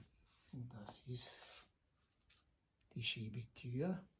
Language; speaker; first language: German; non-native, fluent; Kinyarwanda